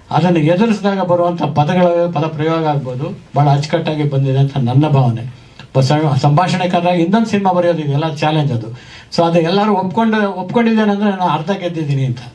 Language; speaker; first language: Kannada; native; Kannada